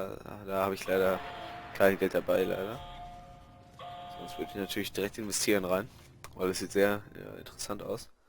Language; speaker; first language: German; native; German